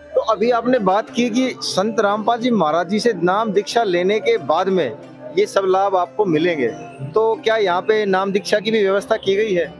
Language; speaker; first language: Hindi; native; Hindi